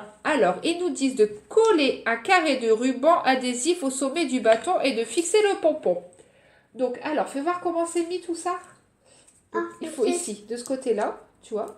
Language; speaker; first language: French; native; French